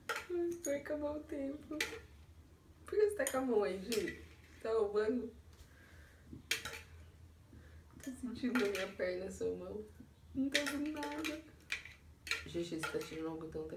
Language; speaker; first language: Portuguese; native; Portuguese